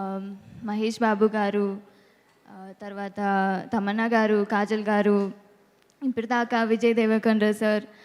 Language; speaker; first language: Telugu; non-native, learner; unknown